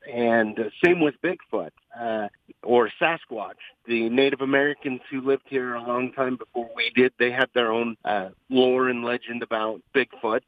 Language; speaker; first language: English; native; English